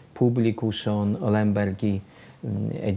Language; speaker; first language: Hungarian; non-native, fluent; Polish